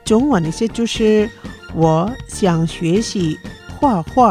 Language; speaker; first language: Chinese; non-native, fluent; Indonesian